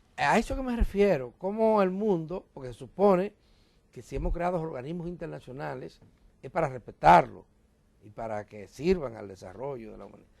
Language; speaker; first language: Spanish; native; Spanish